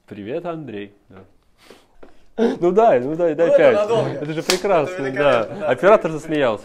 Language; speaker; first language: Russian; native; Russian